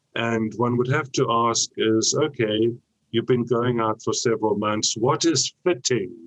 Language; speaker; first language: English; native; English